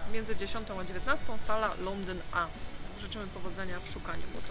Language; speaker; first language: Polish; native; Polish